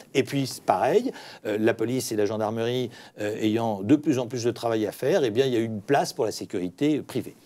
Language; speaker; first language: French; native; French